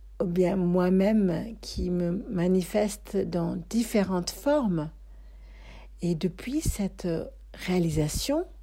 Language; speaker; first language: French; non-native, fluent; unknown